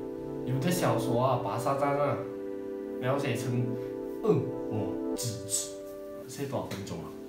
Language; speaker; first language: Chinese; native; Chinese